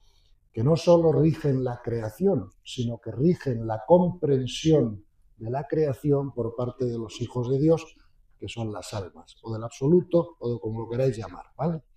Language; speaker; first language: Spanish; native; Spanish